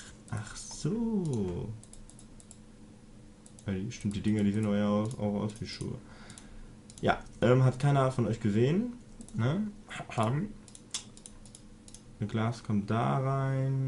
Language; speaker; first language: German; native; German